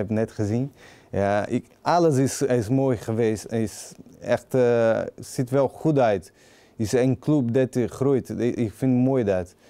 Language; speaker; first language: Dutch; non-native, learner; Portuguese